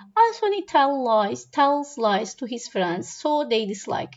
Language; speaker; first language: English; non-native, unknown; Turkish